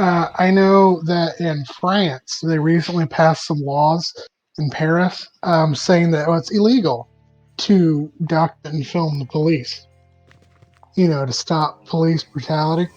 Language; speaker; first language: English; native; English